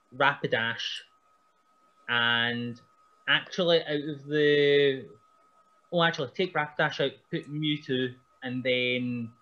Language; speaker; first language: English; native; English